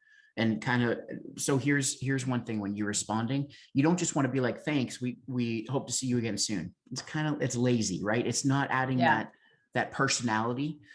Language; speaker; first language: English; native; English